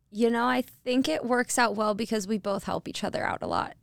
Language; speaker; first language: English; native; English